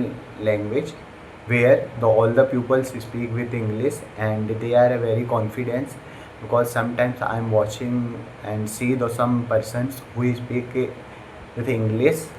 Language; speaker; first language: English; non-native, learner; Hindi